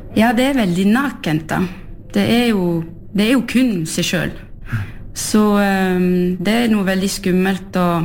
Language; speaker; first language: Norwegian; non-native, fluent; French